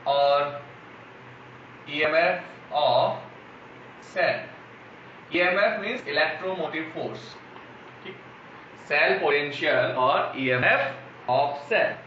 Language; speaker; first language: Hindi; native; Hindi